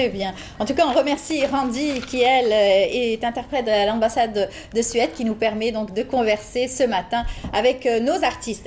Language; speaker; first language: French; native; French